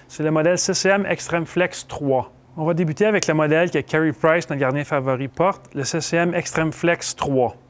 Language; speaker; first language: French; native; French